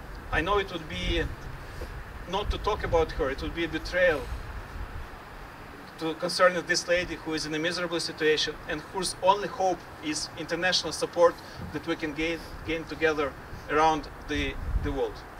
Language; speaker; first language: English; non-native, fluent; Ukrainian